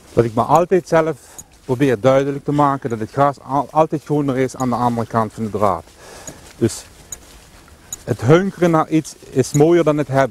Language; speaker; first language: Dutch; native; Dutch